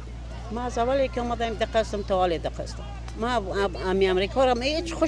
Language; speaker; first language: Persian; native; Persian